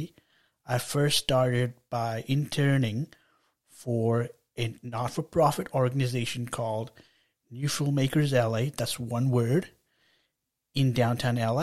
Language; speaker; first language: English; non-native, local second language; Telugu